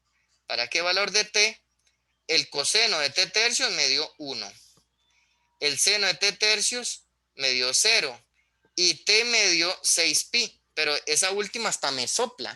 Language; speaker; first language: Spanish; native; Spanish